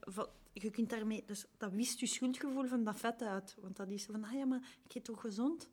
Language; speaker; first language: Dutch; native; Dutch